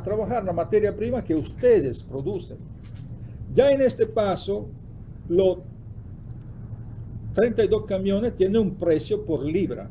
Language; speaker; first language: Spanish; non-native, fluent; Italian